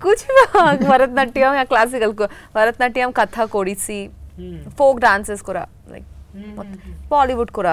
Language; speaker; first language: Telugu; non-native, learner; Bangla